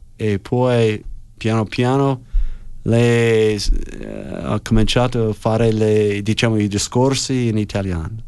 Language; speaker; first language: Italian; non-native, fluent; English